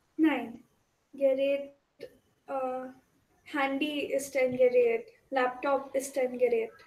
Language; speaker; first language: German; non-native, fluent; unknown